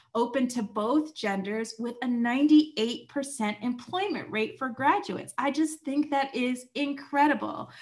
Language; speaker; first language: English; native; English